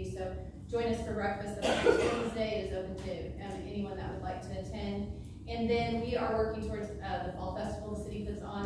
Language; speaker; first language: English; native; English